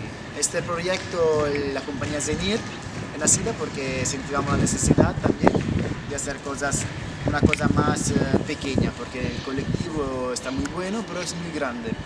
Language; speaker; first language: Spanish; non-native, learner; Italian